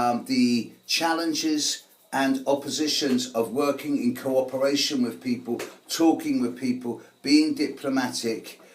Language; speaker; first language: English; native; English